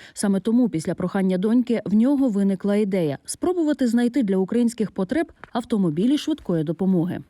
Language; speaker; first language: Ukrainian; native; Ukrainian